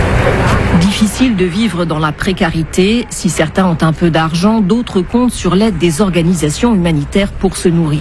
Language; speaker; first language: French; native; French